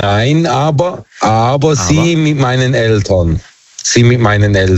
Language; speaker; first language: German; early bilingual, other home language; Turkish